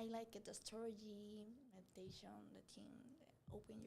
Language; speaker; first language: English; non-native, learner; Spanish